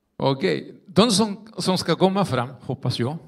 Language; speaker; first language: Swedish; non-native, fluent; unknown